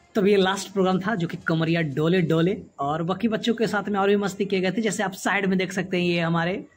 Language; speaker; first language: Hindi; native; Hindi